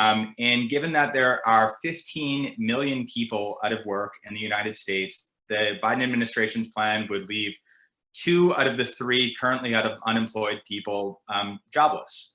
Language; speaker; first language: English; native; English